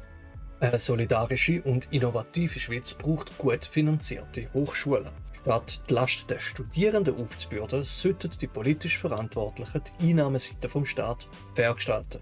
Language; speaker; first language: German; native; German